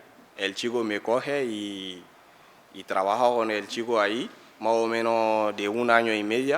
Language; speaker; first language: Spanish; non-native, learner; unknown